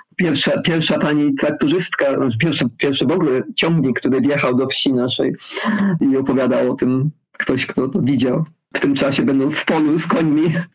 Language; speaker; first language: Polish; early bilingual, heritage; Polish